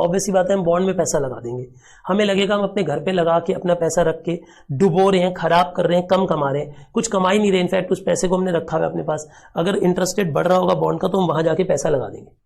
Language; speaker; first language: Hindi; native; Hindi